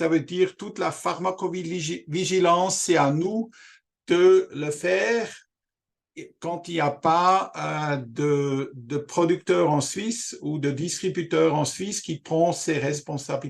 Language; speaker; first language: French; non-native, local second language; German